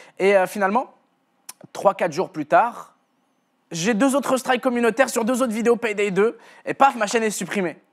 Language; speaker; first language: French; non-native, local second language; Arabic